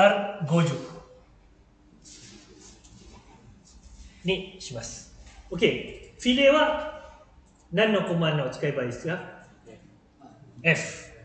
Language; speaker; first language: Japanese; non-native, fluent; Malay